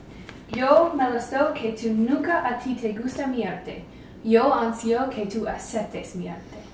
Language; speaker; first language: Spanish; non-native, learner; English